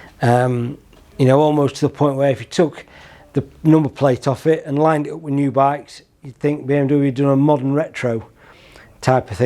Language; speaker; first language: English; native; English